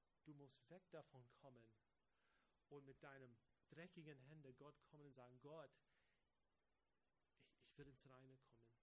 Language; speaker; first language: German; non-native, fluent; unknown